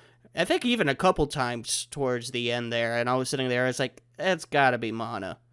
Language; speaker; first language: English; native; English